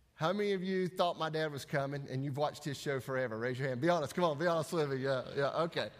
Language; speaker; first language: English; native; English